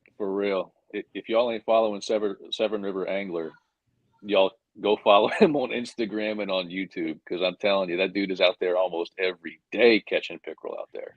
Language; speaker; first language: English; native; English